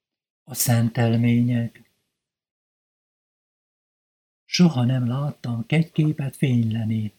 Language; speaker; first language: Hungarian; native; Hungarian